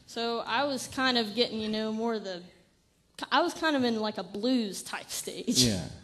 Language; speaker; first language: English; native; English